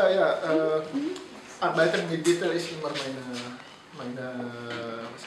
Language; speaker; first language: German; non-native, learner; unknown